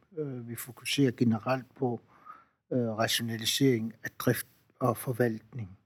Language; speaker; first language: Danish; non-native, local second language; Kalaallisut